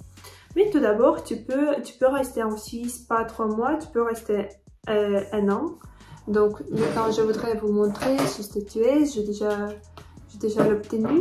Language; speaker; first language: French; non-native, fluent; Ukrainian